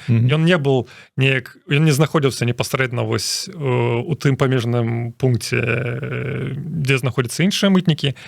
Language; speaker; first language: Belarusian; non-native, local second language; Russian